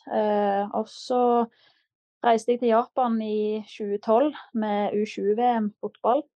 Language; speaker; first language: Norwegian; native; Norwegian